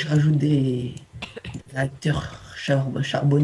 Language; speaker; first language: French; native; French